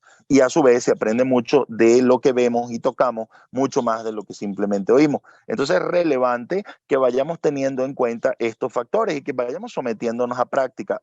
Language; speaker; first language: Spanish; native; Spanish